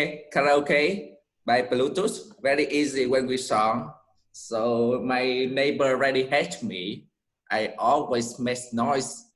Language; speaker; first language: English; non-native, learner; Vietnamese